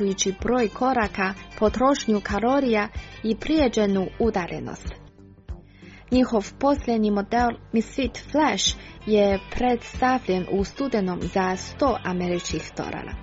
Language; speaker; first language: Croatian; non-native, fluent; Chinese